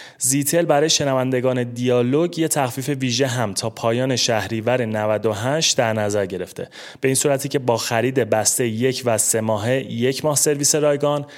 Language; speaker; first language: Persian; native; Persian